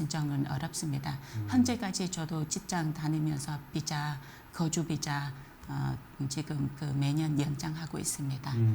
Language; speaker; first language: Korean; non-native, fluent; Vietnamese